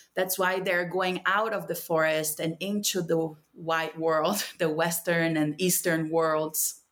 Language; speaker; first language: English; non-native, fluent; Portuguese